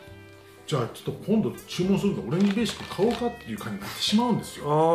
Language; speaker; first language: Japanese; native; Japanese